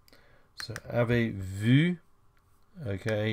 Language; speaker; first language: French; non-native, fluent; English